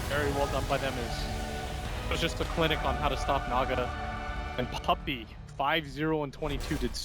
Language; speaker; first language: English; native; English